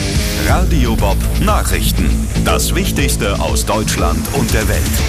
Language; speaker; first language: German; native; German